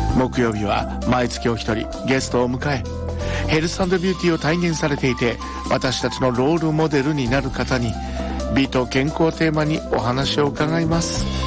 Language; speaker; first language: Japanese; native; Japanese